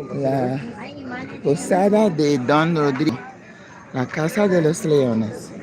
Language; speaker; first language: Spanish; non-native, learner; English